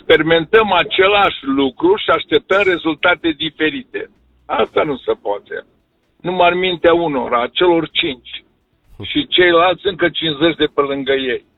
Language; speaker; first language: Romanian; native; Romanian